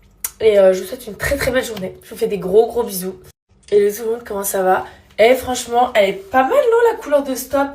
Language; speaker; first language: French; native; French